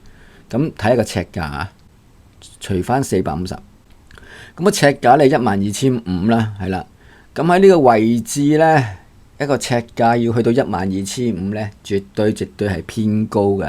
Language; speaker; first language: Cantonese; native; Cantonese